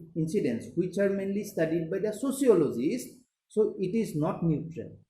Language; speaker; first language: English; non-native, local second language; Assamese